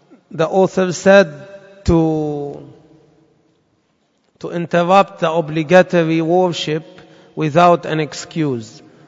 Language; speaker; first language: English; non-native, fluent; Arabic